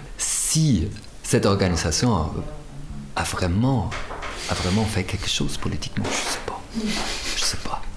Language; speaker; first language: French; non-native, fluent; German